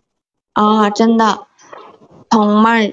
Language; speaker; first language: Korean; non-native, learner; Chinese